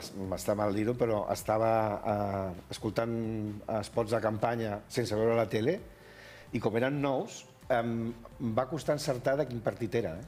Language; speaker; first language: Catalan; native; Catalan